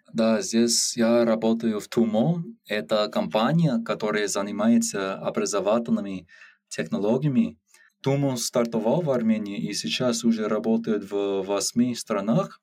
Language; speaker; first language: Russian; non-native, learner; English